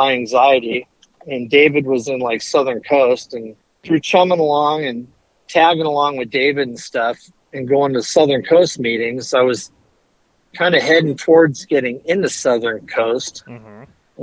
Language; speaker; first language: English; native; English